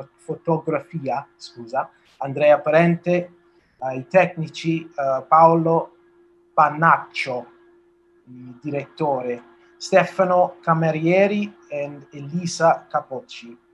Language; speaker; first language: Italian; non-native, learner; English